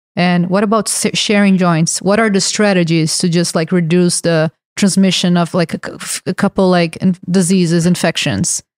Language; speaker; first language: English; non-native, fluent; Portuguese